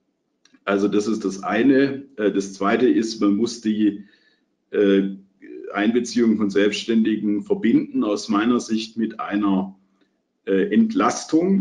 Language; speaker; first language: German; native; German